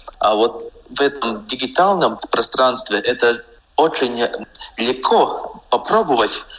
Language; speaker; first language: Russian; non-native, local second language; Latvian